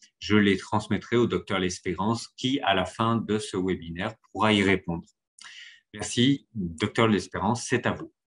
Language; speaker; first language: French; native; French